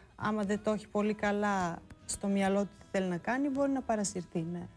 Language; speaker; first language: Greek; non-native, fluent; Serbian